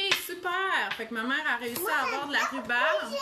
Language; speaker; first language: French; native; French